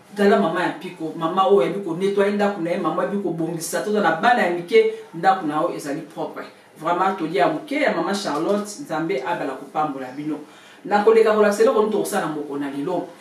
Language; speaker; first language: Lingala; native; Lingala